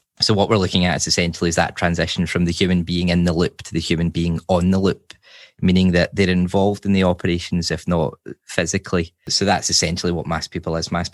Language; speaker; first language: English; native; English